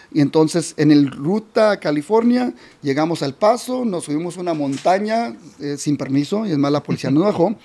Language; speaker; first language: Spanish; early bilingual, heritage; Spanish